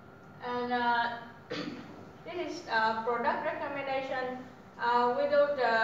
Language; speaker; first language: English; non-native, learner; Vietnamese